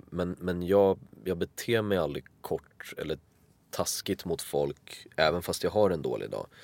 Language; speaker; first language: Swedish; early bilingual, other home language; Greek